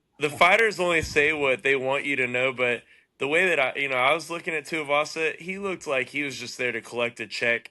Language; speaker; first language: English; native; English